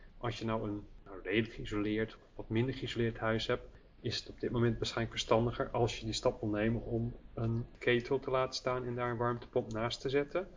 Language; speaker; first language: Dutch; early bilingual, heritage; Dutch